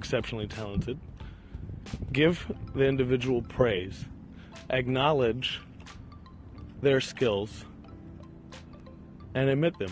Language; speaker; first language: English; native; English